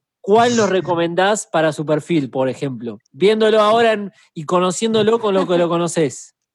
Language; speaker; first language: Spanish; native; Spanish